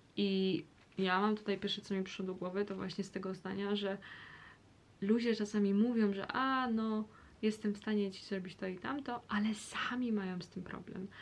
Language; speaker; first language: Polish; early bilingual, heritage; Polish